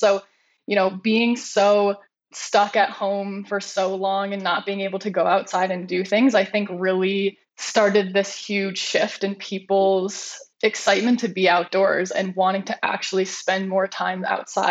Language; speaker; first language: English; native; English